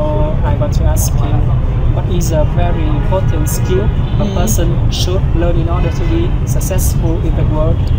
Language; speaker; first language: English; non-native, learner; Vietnamese